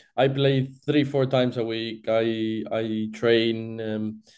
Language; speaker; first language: English; non-native, fluent; Spanish